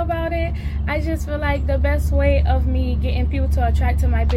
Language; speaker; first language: English; native; English